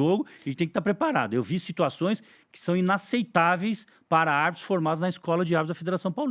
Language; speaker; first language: Portuguese; native; Portuguese